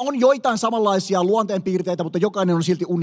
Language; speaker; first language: Finnish; native; Finnish